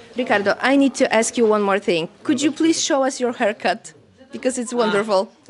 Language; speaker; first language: English; non-native, fluent; Polish